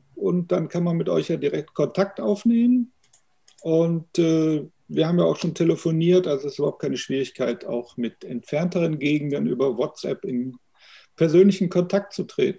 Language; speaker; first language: German; native; German